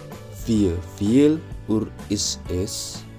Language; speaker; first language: German; non-native, learner; Indonesian